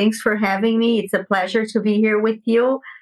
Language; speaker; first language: English; non-native, fluent; Portuguese